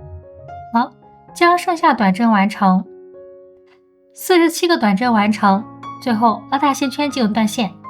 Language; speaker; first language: Chinese; native; Chinese